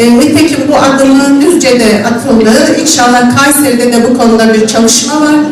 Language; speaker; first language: Turkish; non-native, local second language; Adyghe